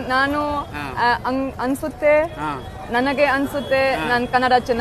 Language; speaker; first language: Kannada; non-native, learner; German